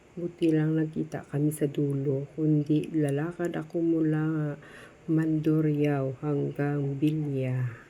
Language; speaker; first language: Filipino; non-native, local second language; Hiligaynon